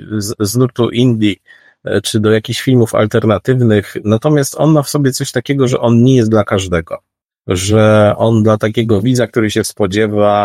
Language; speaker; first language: Polish; native; Polish